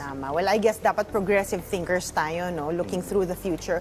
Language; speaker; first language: English; non-native, local second language; Filipino